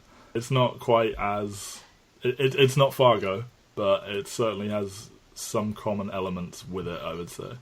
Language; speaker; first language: English; native; English